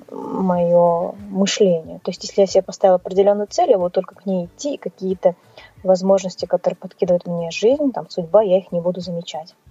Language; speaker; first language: Russian; native; Russian